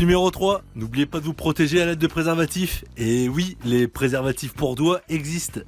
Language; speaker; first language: French; native; French